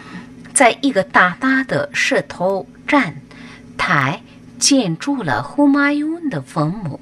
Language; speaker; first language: Chinese; non-native, fluent; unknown